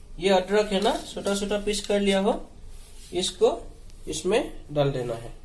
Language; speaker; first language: Hindi; non-native, local second language; Assamese